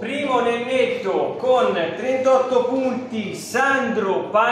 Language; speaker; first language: Italian; native; Italian